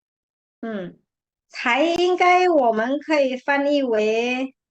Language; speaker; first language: Chinese; non-native, fluent; Indonesian